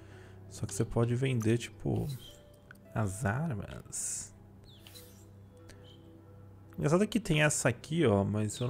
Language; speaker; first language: Portuguese; native; Portuguese